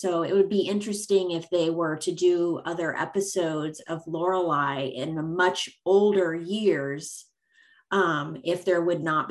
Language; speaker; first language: English; native; English